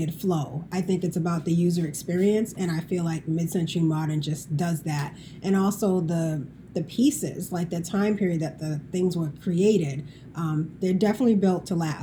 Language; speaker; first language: English; native; English